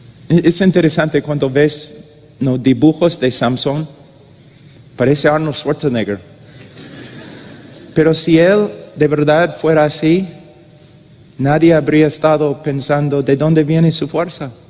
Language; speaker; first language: Spanish; non-native, fluent; English